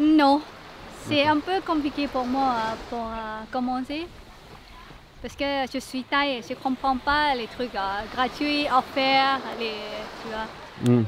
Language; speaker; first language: French; non-native, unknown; Thai